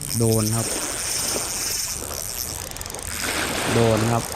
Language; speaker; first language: Thai; native; Thai